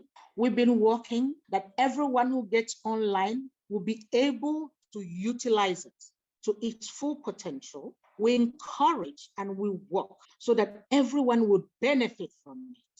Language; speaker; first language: English; non-native, local second language; Igbo